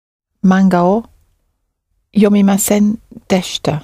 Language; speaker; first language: Japanese; non-native, learner; English